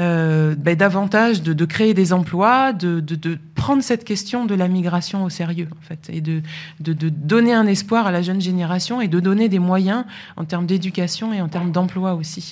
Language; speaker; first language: French; native; French